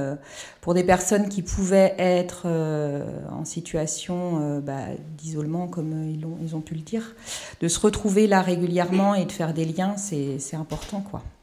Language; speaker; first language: French; native; French